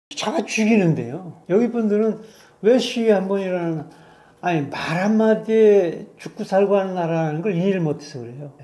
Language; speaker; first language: Korean; native; Korean